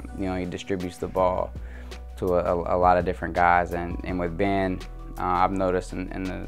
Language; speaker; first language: English; native; English